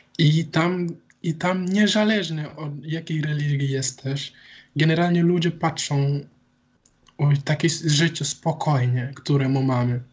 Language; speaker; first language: Polish; non-native, learner; Wolof